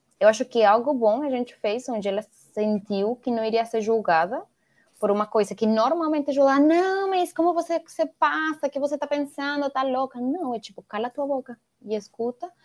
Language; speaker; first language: Portuguese; non-native, fluent; Spanish